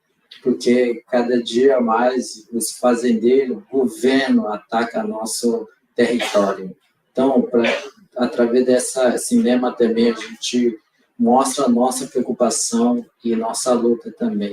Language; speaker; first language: Portuguese; non-native, local second language; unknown